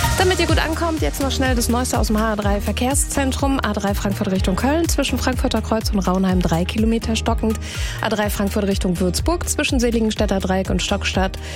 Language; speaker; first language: German; native; German